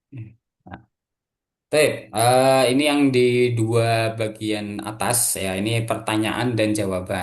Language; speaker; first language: Indonesian; native; Indonesian